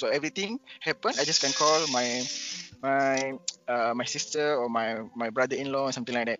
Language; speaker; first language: English; non-native, local second language; Malay